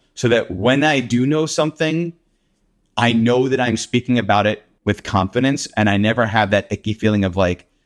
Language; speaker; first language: English; native; English